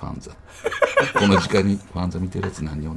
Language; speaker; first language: Japanese; native; Japanese